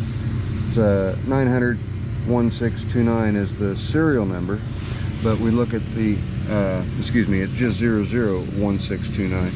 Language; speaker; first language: English; native; English